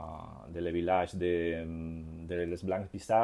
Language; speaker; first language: French; non-native, learner; Spanish